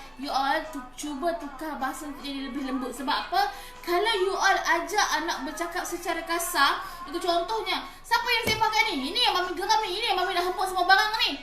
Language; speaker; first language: Malay; native; Malay